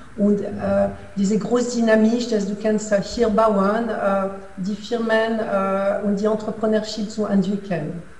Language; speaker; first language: German; non-native, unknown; French